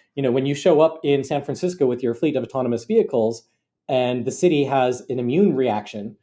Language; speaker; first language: English; native; English